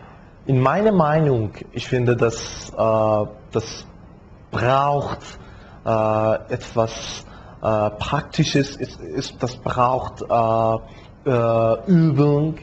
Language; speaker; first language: German; non-native, learner; Persian